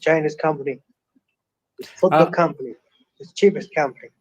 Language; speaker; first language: English; non-native, learner; Punjabi